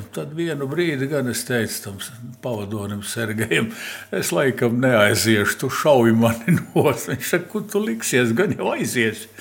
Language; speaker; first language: Latvian; native; Latvian